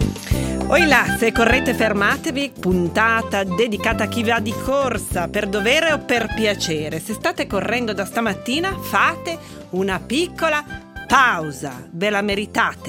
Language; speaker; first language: Italian; native; Italian